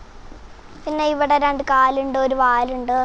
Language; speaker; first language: Malayalam; native; Malayalam